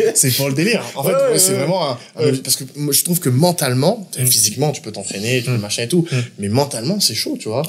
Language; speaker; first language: French; native; French